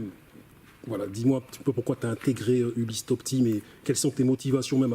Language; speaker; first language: French; native; French